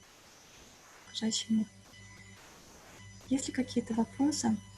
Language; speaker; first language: Russian; native; Russian